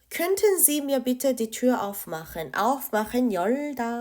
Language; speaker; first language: German; non-native, fluent; Korean